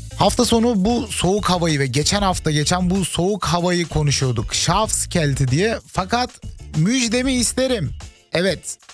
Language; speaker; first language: Turkish; early bilingual, heritage; Turkish